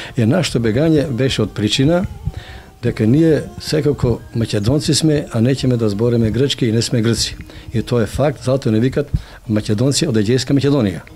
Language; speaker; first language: Macedonian; native; Macedonian